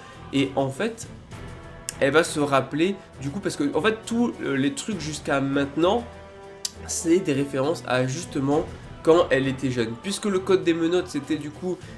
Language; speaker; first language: French; native; French